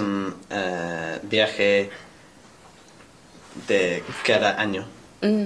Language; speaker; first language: Spanish; non-native, learner; English